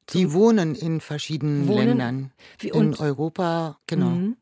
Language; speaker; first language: German; non-native, fluent; Arabic